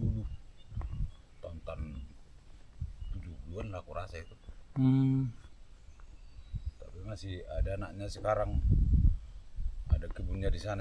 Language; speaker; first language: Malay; non-native, local second language; Batak Toba